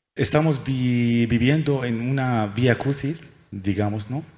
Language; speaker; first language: Spanish; non-native, fluent; Arabic